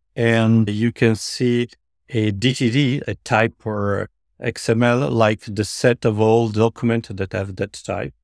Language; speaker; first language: English; non-native, fluent; Italian